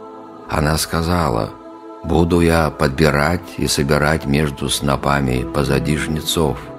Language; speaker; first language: Russian; native; Russian